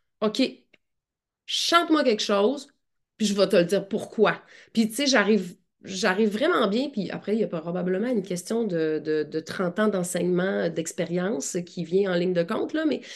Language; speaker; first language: French; native; French